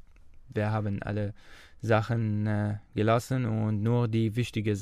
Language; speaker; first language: German; non-native, learner; Arabic